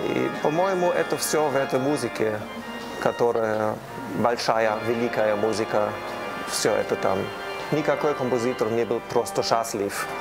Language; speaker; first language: Russian; non-native, learner; German